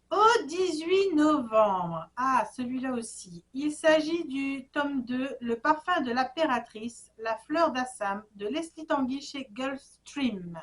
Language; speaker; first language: French; native; French